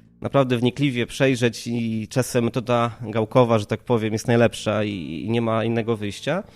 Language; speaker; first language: Polish; native; Polish